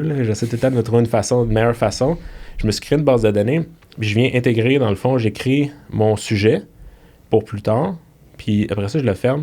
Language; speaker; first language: French; native; French